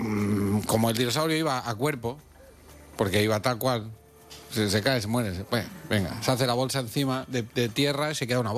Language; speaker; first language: Spanish; native; Spanish